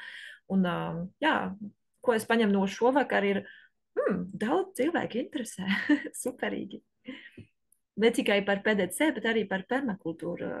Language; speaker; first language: Latvian; non-native, learner; French